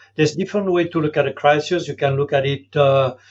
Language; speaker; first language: English; non-native, fluent; French